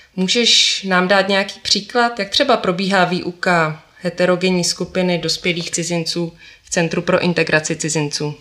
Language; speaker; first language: Czech; native; Czech